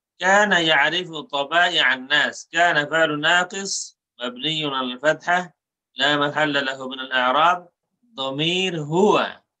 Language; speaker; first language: Arabic; non-native, fluent; Bangla